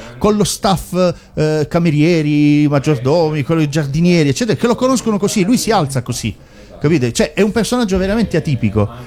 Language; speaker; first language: Italian; native; Italian